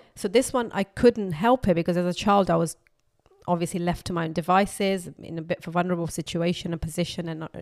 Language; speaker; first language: English; non-native, local second language; Urdu